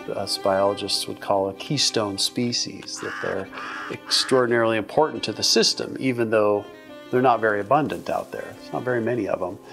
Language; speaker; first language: English; native; English